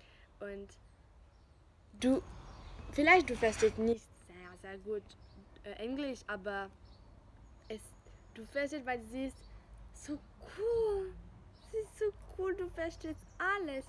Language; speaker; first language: German; non-native, fluent; French